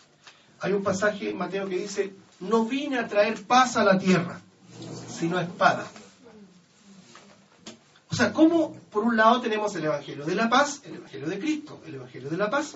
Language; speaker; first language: Spanish; native; Spanish